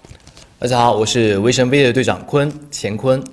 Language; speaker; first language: Chinese; native; Chinese